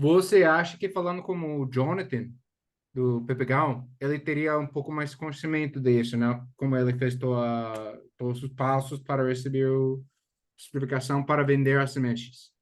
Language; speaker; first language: Portuguese; non-native, fluent; English